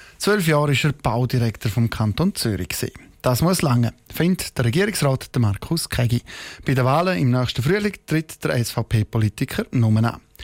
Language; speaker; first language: German; native; German